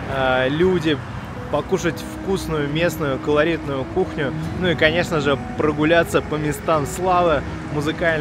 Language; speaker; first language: Russian; native; Russian